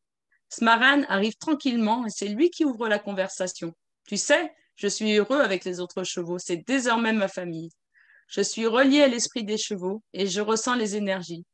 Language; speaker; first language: French; native; French